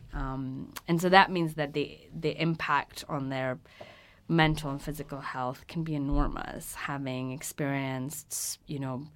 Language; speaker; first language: English; early bilingual, other home language; Persian